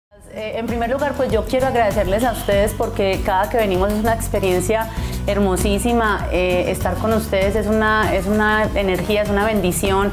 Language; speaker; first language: Spanish; native; Spanish